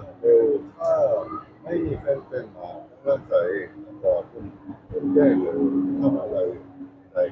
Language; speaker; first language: Thai; non-native, learner; Korean